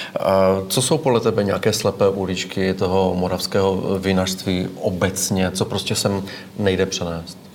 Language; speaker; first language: Czech; native; Czech